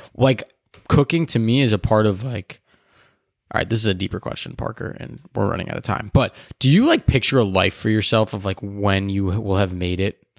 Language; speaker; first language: English; native; English